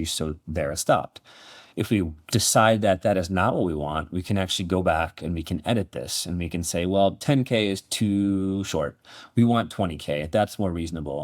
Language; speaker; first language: English; native; English